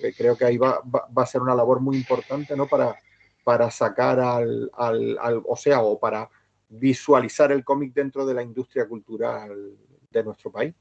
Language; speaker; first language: Spanish; native; Spanish